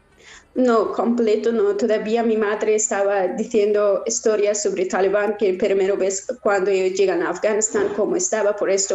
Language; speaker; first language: Spanish; non-native, learner; Persian